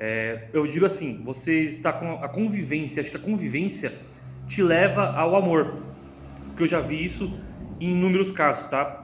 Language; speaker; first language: Portuguese; native; Portuguese